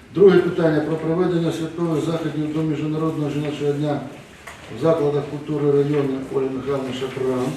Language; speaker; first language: Ukrainian; non-native, local second language; Russian